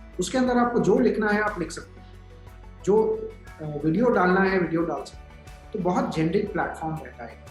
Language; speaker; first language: Hindi; native; Hindi